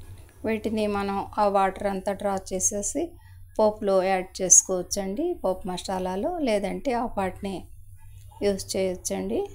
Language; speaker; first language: Telugu; native; Telugu